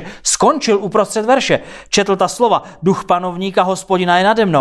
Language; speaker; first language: Czech; native; Czech